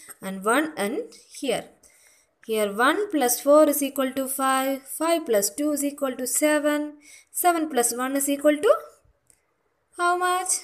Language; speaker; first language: English; non-native, local second language; Malayalam